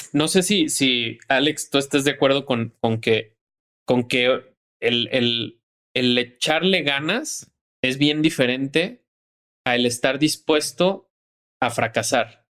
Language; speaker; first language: Spanish; native; Spanish